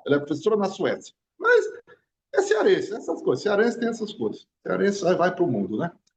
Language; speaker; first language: Portuguese; native; Portuguese